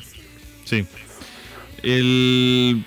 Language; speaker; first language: Spanish; native; Spanish